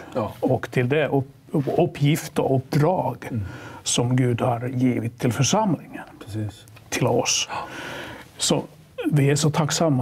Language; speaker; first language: Swedish; non-native, local second language; Finnish